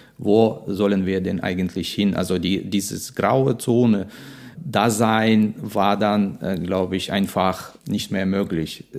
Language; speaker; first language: German; non-native, fluent; Russian